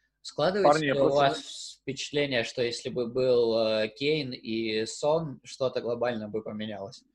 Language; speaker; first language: Russian; native; Russian